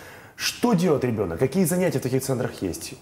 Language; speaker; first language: Russian; native; Russian